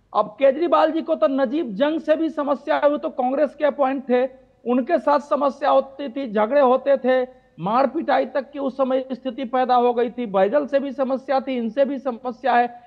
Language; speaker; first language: Hindi; native; Hindi